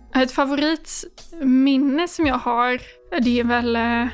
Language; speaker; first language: Swedish; native; Swedish